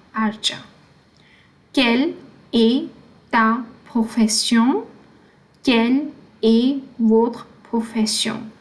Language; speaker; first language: French; non-native, fluent; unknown